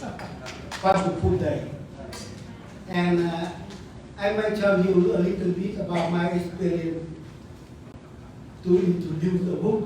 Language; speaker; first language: English; non-native, learner; Vietnamese